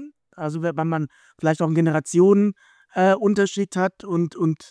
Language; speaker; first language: German; native; German